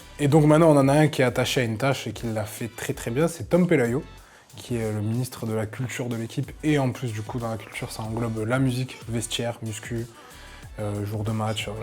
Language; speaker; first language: French; native; French